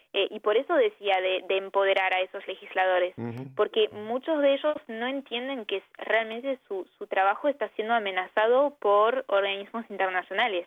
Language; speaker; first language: Spanish; early bilingual, heritage; Spanish